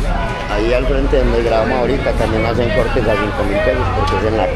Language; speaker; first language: Spanish; native; Spanish